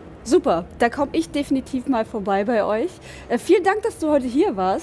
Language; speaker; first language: German; native; German